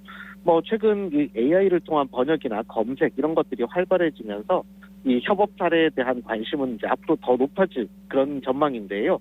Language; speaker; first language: Korean; native; Korean